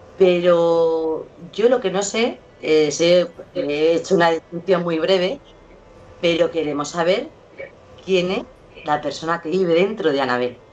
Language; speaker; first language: Spanish; native; Spanish